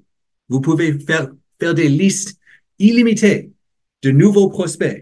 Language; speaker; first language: French; non-native, learner; English